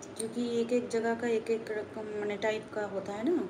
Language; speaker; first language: Hindi; non-native, local second language; Bangla